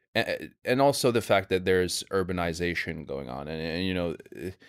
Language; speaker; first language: English; non-native, fluent; Swedish